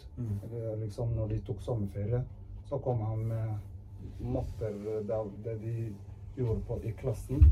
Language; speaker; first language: Norwegian; early bilingual, other home language; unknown